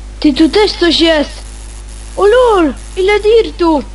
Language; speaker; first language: Polish; native; Polish